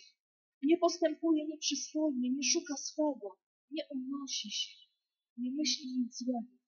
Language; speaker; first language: Polish; native; Polish